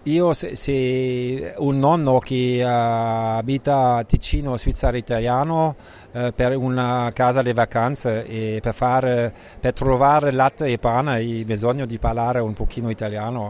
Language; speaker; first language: Italian; non-native, learner; German